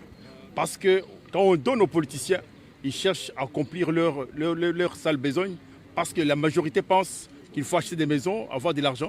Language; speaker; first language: French; non-native, local second language; Lingala